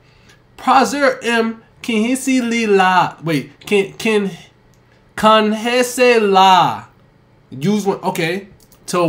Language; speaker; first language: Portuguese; non-native, learner; English